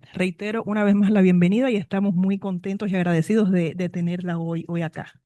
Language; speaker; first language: Spanish; native; Spanish